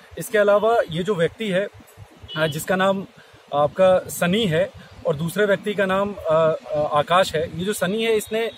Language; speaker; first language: Hindi; native; Hindi